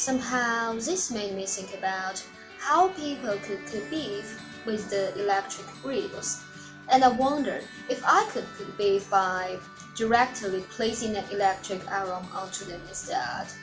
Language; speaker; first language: English; non-native, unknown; Chinese